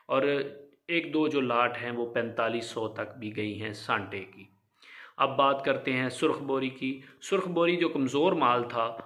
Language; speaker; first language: Urdu; non-native, local second language; Punjabi